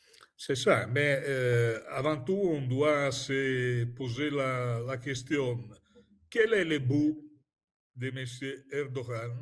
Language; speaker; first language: French; non-native, fluent; Italian